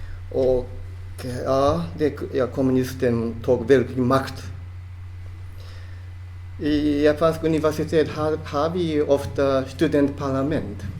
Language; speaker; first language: Swedish; non-native, fluent; Japanese